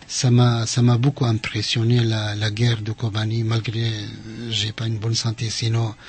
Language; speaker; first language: French; non-native, fluent; Arabic